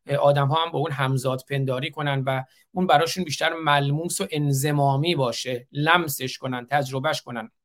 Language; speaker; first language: Persian; native; Persian